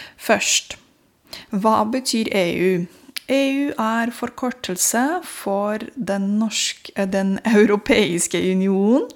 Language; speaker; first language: Norwegian; non-native, fluent; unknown